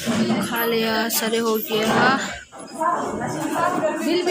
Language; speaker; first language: Hindi; non-native, learner; Tibetan